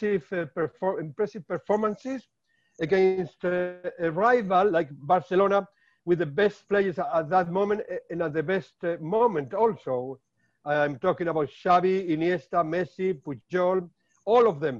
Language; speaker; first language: English; non-native, fluent; Spanish